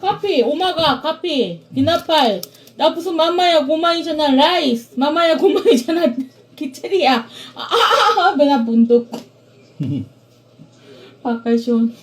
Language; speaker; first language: Filipino; non-native, learner; Korean